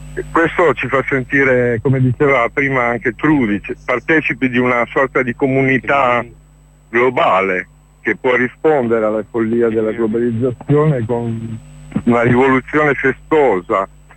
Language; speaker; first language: Italian; native; Italian